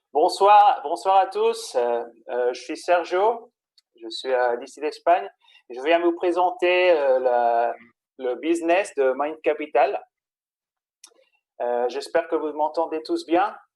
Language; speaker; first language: French; non-native, fluent; Spanish